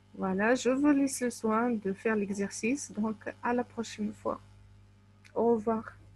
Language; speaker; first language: French; non-native, local second language; Arabic